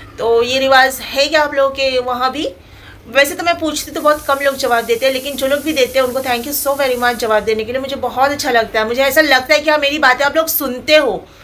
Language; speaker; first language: Hindi; non-native, local second language; Bangla